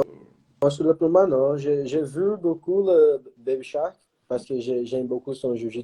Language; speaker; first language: French; non-native, learner; Portuguese